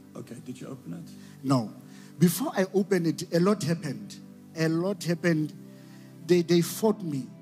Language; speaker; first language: English; non-native, local second language; Southern Sotho